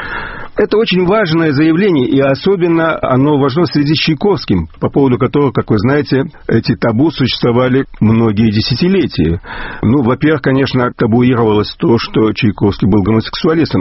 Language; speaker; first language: Russian; native; Russian